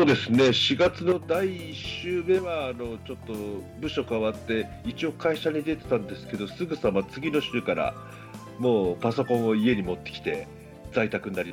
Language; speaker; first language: Japanese; native; Japanese